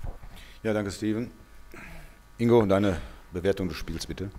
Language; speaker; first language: German; native; German